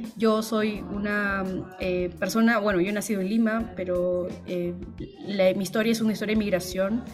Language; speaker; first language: Spanish; native; Spanish